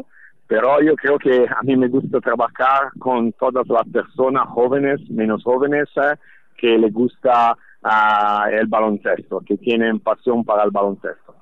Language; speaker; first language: Spanish; non-native, fluent; Italian